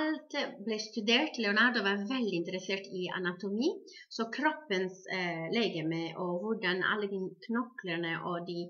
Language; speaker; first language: Norwegian; non-native, fluent; Italian